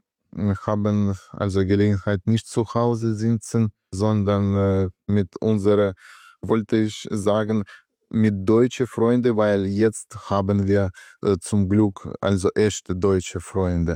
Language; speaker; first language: German; non-native, learner; Ukrainian